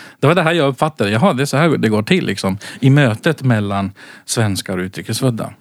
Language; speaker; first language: Swedish; early bilingual, other home language; Central Kurdish